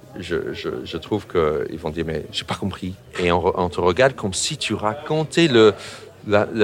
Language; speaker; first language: French; non-native, fluent; English